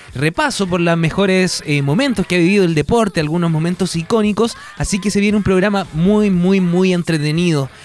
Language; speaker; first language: Spanish; native; Spanish